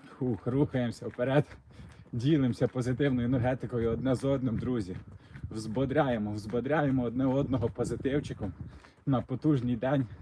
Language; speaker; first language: Ukrainian; non-native, local second language; Russian